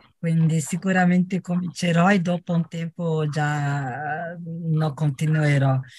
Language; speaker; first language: Italian; non-native, fluent; Portuguese